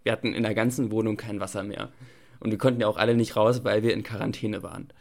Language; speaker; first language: German; native; German